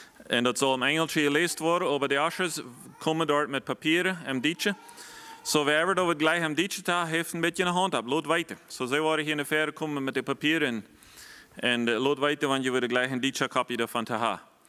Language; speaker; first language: German; non-native, fluent; Plautdietsch